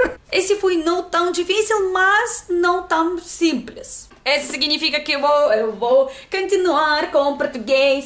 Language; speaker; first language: Portuguese; non-native, learner; Russian